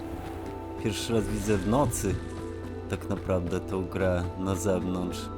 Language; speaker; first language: Polish; native; Polish